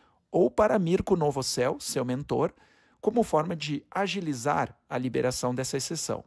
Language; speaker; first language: Portuguese; native; Portuguese